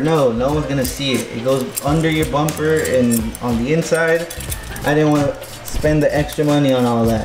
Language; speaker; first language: English; early bilingual, other home language; Spanish